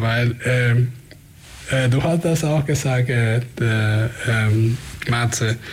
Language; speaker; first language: German; non-native, fluent; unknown